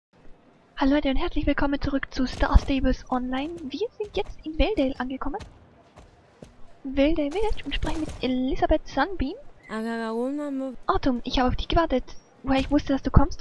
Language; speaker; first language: German; native; German